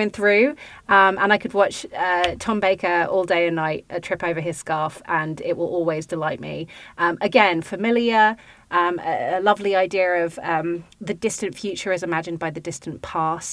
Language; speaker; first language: English; native; English